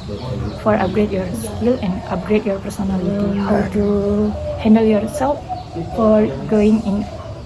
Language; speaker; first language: English; non-native, learner; Indonesian